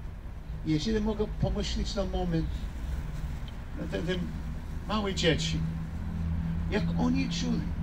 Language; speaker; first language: Polish; non-native, learner; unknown